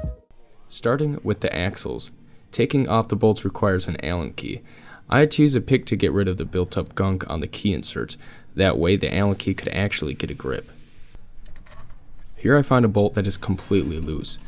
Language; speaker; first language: English; native; English